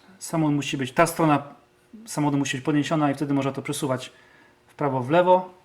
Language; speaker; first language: Polish; early bilingual, heritage; Polish